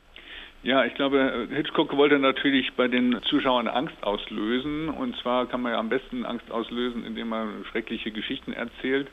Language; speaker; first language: German; native; German